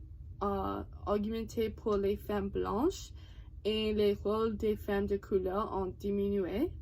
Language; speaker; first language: French; non-native, learner; English